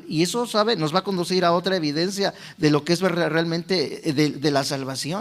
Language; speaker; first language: Spanish; native; Spanish